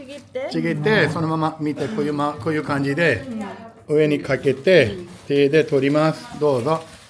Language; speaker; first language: Japanese; non-native, fluent; Urdu